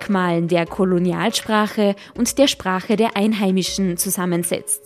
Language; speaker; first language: German; native; German